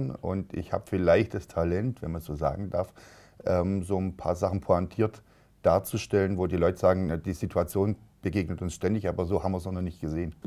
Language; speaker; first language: German; native; German